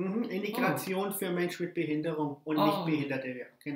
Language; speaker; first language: German; early bilingual, other home language; English